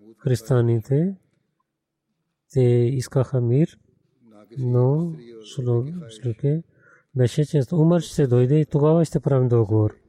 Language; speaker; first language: Bulgarian; non-native, learner; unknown